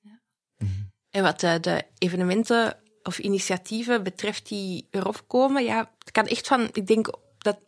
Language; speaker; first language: Dutch; native; Dutch